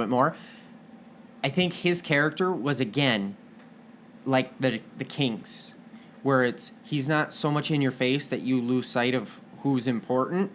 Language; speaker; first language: English; native; English